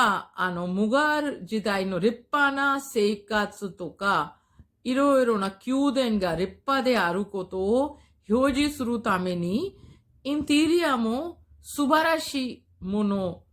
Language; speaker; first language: Japanese; non-native, fluent; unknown